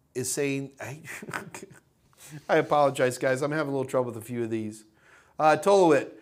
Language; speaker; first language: English; native; English